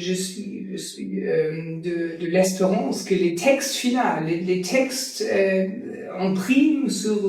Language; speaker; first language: French; non-native, learner; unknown